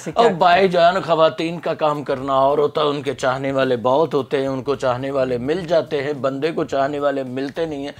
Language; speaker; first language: Urdu; non-native, local second language; Punjabi